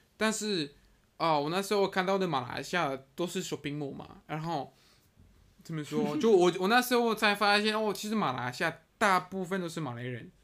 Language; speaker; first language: Chinese; non-native, fluent; French